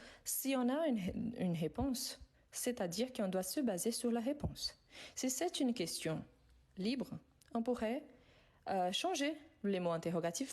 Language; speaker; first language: French; non-native, fluent; Arabic